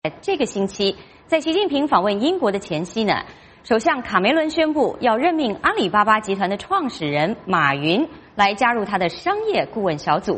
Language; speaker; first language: Chinese; native; Chinese